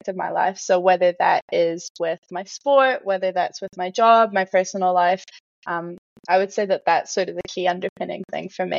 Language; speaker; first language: English; native; English